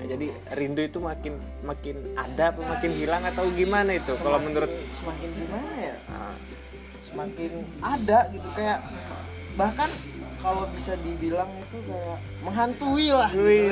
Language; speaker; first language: Indonesian; native; Indonesian